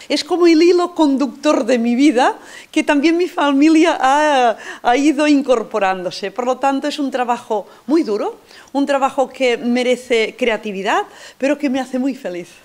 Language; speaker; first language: Spanish; non-native, local second language; Catalan